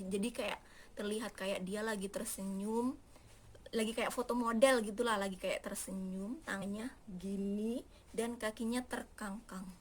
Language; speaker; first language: Indonesian; native; Indonesian